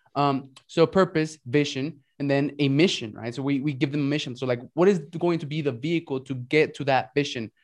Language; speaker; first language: English; early bilingual, other home language; Spanish